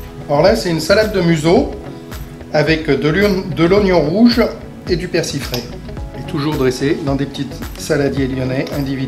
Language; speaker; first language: French; native; French